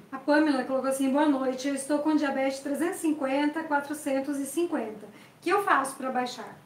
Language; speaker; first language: Portuguese; native; Portuguese